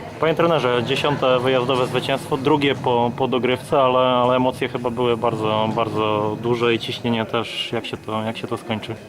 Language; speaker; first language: Polish; native; Polish